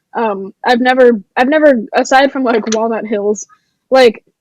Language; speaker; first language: English; native; English